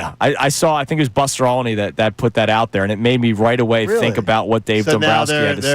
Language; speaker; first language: English; native; English